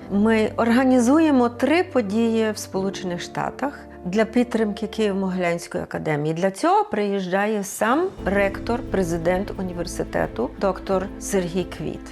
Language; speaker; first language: Ukrainian; early bilingual, heritage; Ukrainian